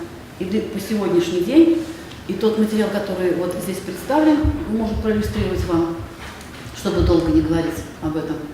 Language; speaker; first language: Russian; native; Russian